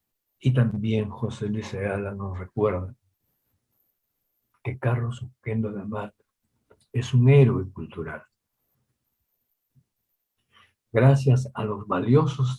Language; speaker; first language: Spanish; native; Spanish